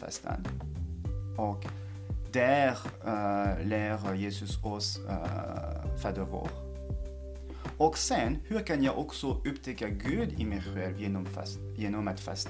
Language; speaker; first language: Swedish; non-native, fluent; French